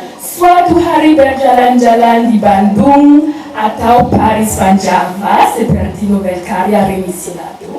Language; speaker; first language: Indonesian; non-native, learner; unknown